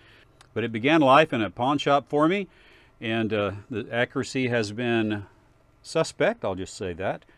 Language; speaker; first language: English; native; English